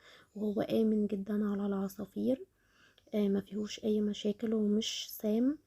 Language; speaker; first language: Arabic; native; Arabic